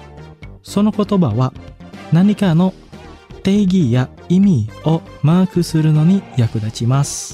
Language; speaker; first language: Japanese; non-native, fluent; Indonesian